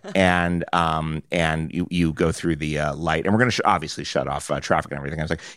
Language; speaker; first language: English; native; English